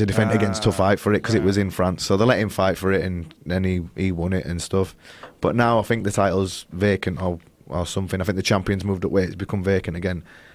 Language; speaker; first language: English; native; English